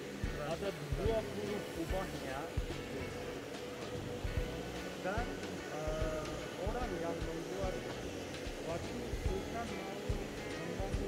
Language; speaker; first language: Indonesian; non-native, fluent; Turkish